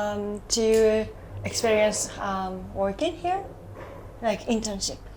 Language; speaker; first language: English; non-native, fluent; Japanese